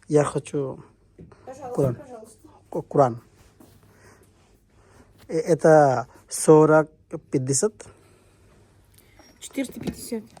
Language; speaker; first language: Russian; non-native, learner; Bangla